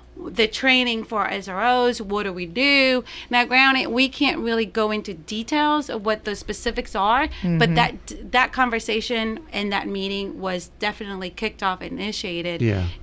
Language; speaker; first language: English; non-native, fluent; Spanish